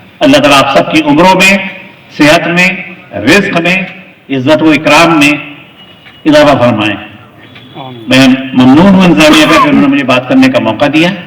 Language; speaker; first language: Urdu; native; Urdu